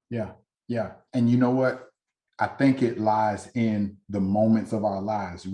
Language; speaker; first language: English; native; English